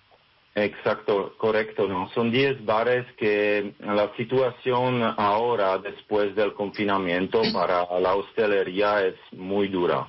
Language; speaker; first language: Spanish; non-native, fluent; Czech